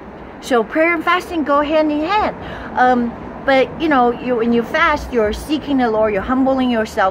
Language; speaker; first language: English; non-native, fluent; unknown